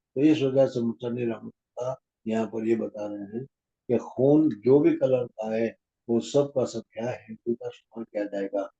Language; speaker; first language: Urdu; non-native, local second language; Gujarati